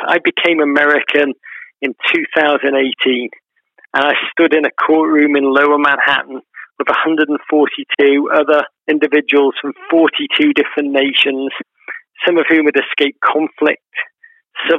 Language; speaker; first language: English; native; English